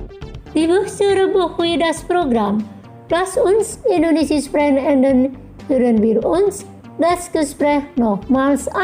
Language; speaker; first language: German; non-native, learner; Indonesian